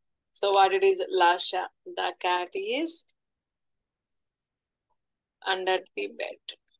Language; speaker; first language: English; non-native, local second language; Telugu